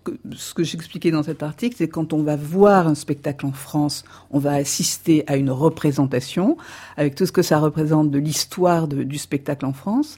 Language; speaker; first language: French; native; French